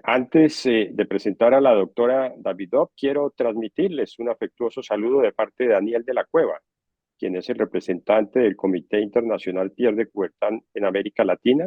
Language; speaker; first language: Spanish; native; Spanish